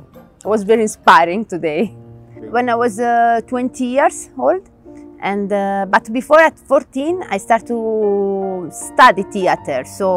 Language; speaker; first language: English; non-native, learner; Italian